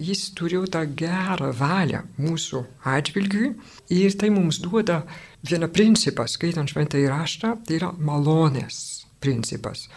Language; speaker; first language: Lithuanian; non-native, fluent; French